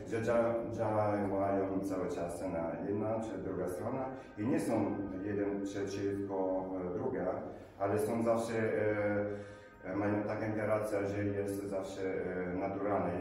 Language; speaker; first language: Polish; non-native, learner; Italian